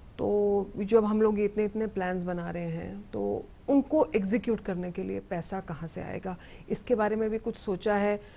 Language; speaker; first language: Hindi; native; Hindi